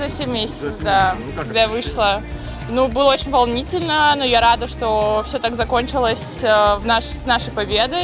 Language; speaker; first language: Russian; native; Russian